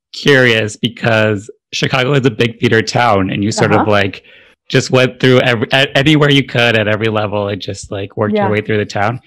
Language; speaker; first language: English; native; English